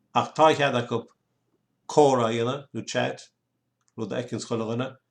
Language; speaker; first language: Irish; native; Irish